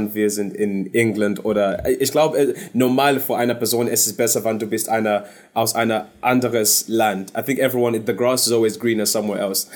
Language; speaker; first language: German; non-native, fluent; English